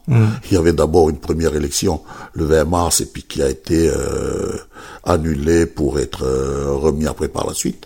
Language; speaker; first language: French; native; French